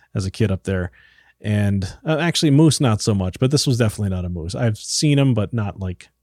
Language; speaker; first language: English; native; English